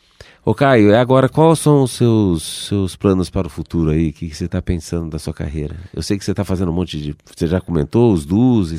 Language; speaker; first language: Portuguese; native; Portuguese